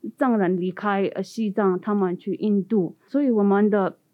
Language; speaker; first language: Chinese; non-native, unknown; Tibetan